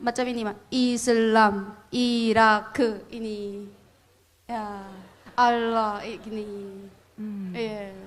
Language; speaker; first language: Indonesian; non-native, fluent; Korean